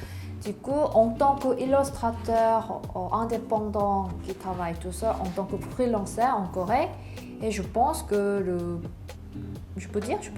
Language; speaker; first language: French; non-native, learner; Korean